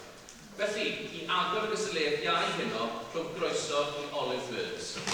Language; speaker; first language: Welsh; native; Welsh